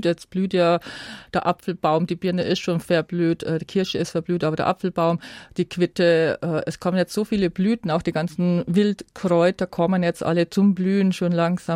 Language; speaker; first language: German; native; German